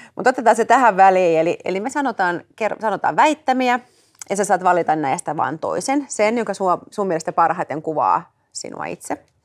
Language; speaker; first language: Finnish; early bilingual, other home language; Hebrew